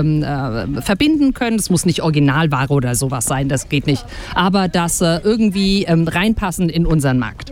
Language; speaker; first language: German; native; German